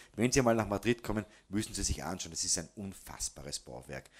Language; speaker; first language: German; native; German